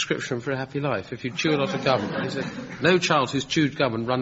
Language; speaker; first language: English; native; English